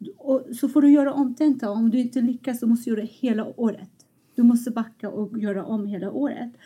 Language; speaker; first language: Swedish; non-native, fluent; Persian